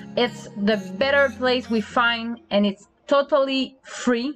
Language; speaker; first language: English; non-native, learner; French